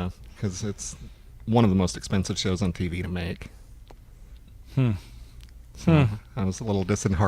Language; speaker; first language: English; native; English